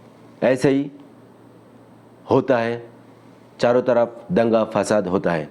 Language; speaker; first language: Hindi; non-native, local second language; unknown